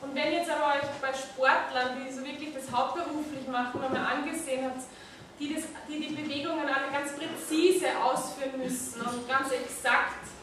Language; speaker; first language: German; native; German